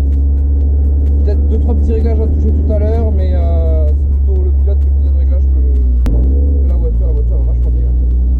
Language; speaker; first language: French; native; French